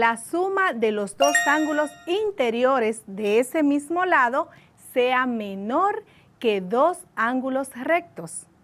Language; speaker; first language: Spanish; native; Spanish